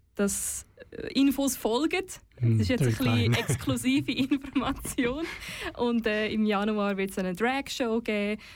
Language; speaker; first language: German; native; German